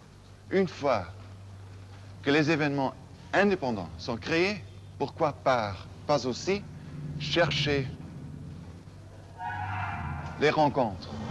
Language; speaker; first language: French; non-native, fluent; German